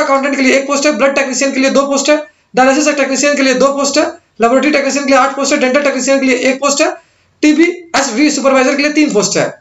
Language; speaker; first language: Hindi; native; Hindi